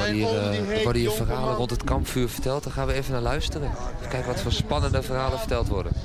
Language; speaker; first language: Dutch; native; Dutch